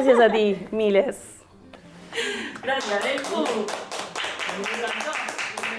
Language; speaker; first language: Spanish; native; Spanish